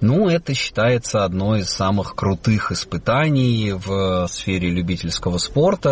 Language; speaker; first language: Russian; native; Russian